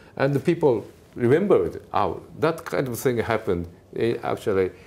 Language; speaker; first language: English; non-native, fluent; Japanese